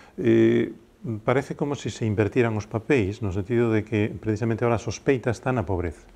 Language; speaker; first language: Galician; non-native, local second language; Spanish